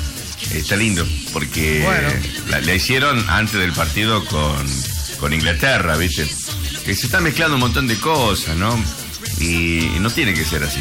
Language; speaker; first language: Spanish; native; Spanish